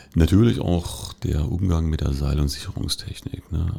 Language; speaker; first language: German; native; German